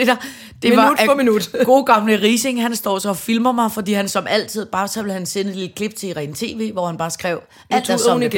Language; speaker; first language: Danish; native; Danish